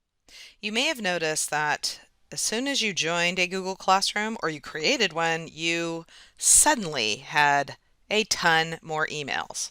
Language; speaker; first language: English; native; English